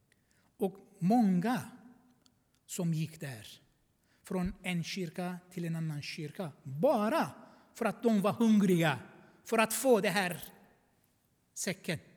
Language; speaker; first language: Swedish; non-native, fluent; Armenian